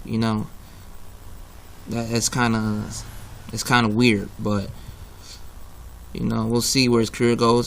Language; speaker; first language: English; native; English